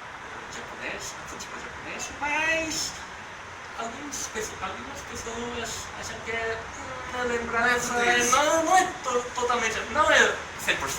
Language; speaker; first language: Portuguese; non-native, learner; Japanese